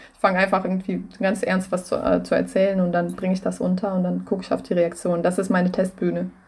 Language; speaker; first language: German; non-native, fluent; Russian